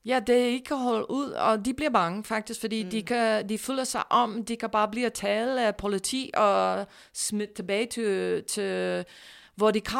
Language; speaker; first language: Danish; non-native, fluent; English